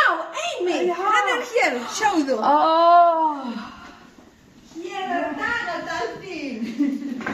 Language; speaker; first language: Icelandic; non-native, learner; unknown